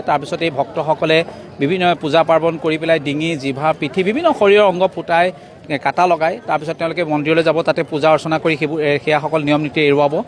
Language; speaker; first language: Assamese; non-native, local second language; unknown